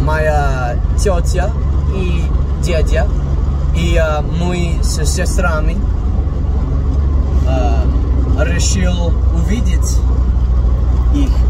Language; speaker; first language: Russian; non-native, learner; English